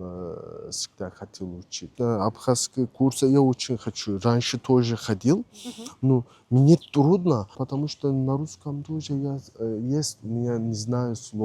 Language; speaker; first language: Russian; non-native, learner; Turkish